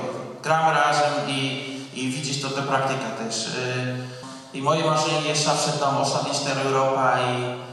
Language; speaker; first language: Polish; non-native, learner; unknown